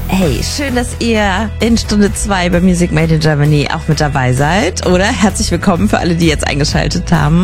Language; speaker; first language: German; native; German